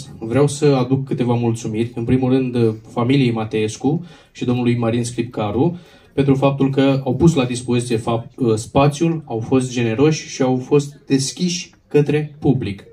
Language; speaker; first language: Romanian; native; Romanian